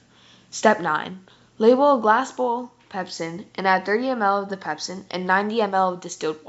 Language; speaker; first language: English; native; English